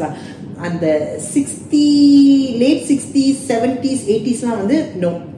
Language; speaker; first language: English; non-native, local second language; Tamil